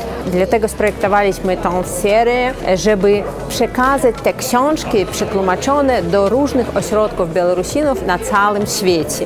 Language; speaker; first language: Polish; non-native, local second language; Belarusian